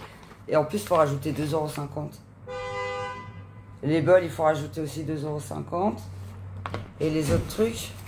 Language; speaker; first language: French; native; French